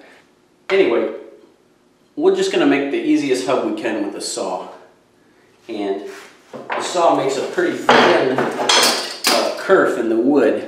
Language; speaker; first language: English; native; English